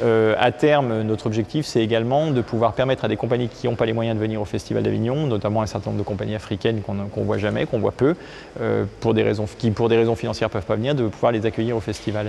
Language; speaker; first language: French; native; French